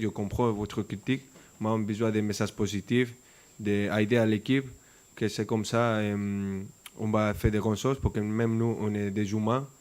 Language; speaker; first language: French; non-native, fluent; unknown